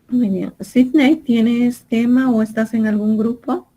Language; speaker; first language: Spanish; native; Spanish